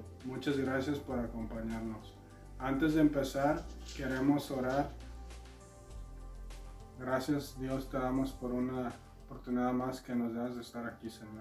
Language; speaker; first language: Spanish; native; Spanish